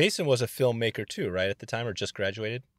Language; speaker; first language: English; native; English